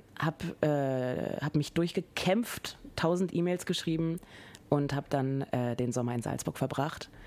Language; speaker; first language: German; non-native, fluent; French